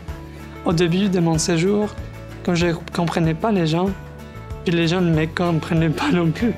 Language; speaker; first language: French; non-native, learner; Spanish